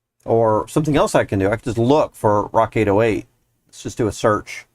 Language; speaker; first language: English; native; English